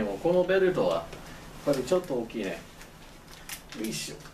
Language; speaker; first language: Japanese; non-native, learner; English